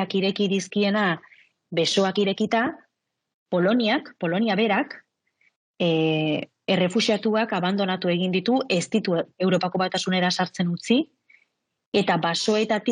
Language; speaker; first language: Basque; native; Basque